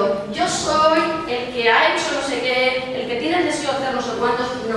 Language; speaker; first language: Spanish; native; Spanish